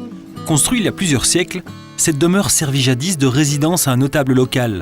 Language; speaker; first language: French; native; French